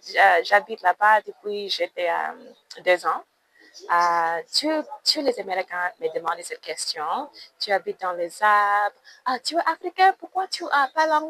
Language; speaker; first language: French; non-native, learner; English